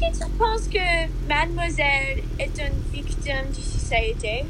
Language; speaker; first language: French; non-native, learner; English